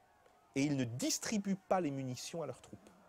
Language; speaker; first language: French; native; French